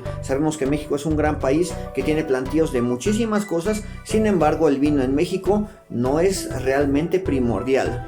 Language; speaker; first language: Spanish; native; Spanish